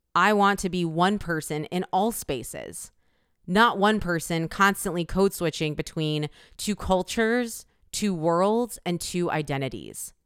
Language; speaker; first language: English; early bilingual, other home language; Korean